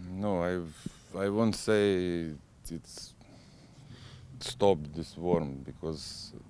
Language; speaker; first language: English; non-native, learner; Ukrainian